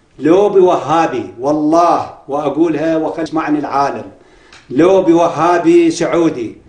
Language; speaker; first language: Arabic; native; Arabic